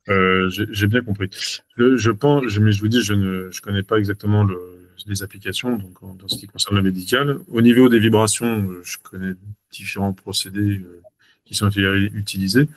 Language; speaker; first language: French; native; French